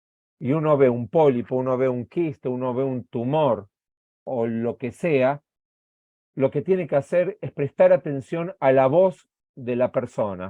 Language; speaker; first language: Spanish; native; Spanish